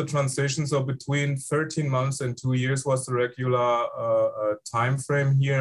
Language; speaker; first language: English; non-native, fluent; German